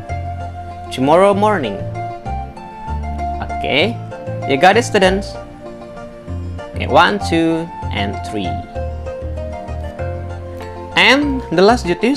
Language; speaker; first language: English; non-native, learner; Indonesian